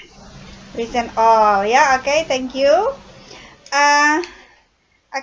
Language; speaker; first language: English; non-native, learner; Indonesian